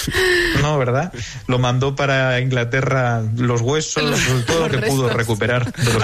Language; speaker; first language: Spanish; native; Spanish